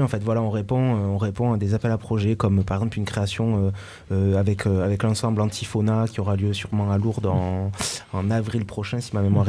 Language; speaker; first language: French; native; French